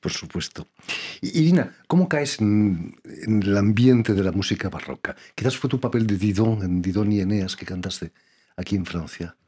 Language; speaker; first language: Spanish; native; Spanish